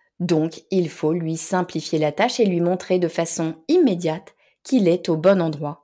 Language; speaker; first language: French; native; French